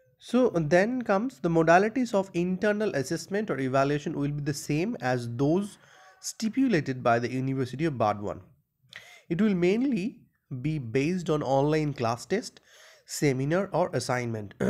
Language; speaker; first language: English; non-native, local second language; Bangla